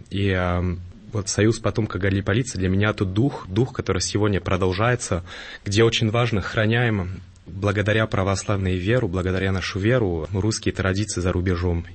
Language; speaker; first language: Russian; early bilingual, heritage; Russian